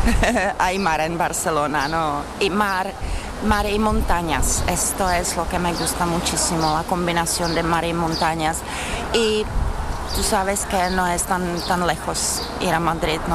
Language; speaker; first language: Spanish; non-native, fluent; Czech